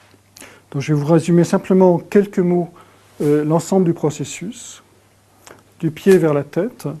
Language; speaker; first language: French; native; French